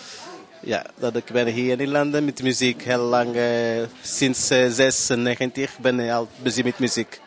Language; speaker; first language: Dutch; non-native, learner; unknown